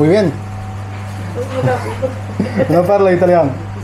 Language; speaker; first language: Spanish; non-native, learner; Slovak